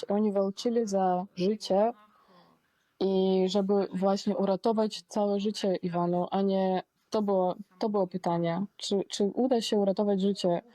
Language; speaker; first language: Polish; non-native, fluent; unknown